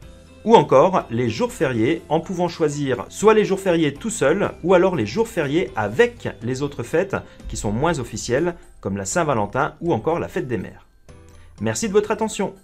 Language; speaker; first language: French; native; French